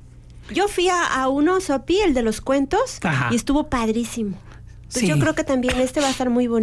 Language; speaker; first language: Spanish; native; Spanish